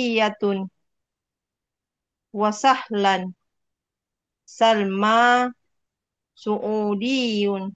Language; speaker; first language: Arabic; non-native, learner; Indonesian